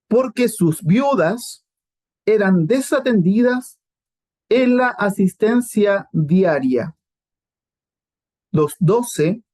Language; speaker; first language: Spanish; native; Spanish